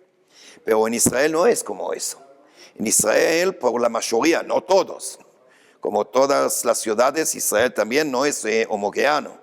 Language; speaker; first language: Spanish; non-native, fluent; Hebrew